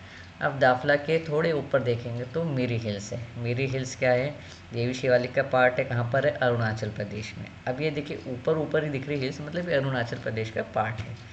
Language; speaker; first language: Hindi; native; Hindi